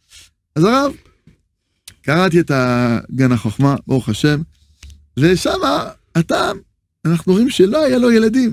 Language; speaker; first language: Hebrew; non-native, fluent; French